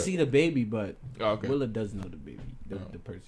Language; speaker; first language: English; native; English